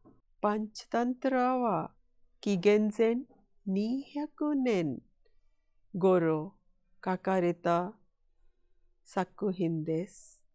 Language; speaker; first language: Japanese; non-native, fluent; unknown